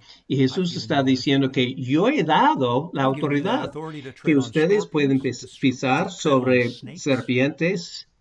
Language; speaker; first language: Spanish; non-native, fluent; English